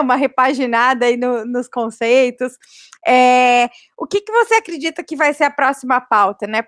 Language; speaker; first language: Portuguese; native; Portuguese